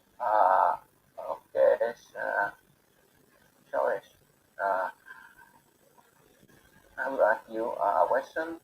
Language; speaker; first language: English; non-native, learner; Bangla